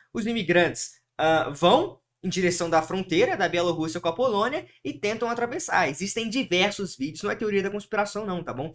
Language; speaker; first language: Portuguese; early bilingual, heritage; Portuguese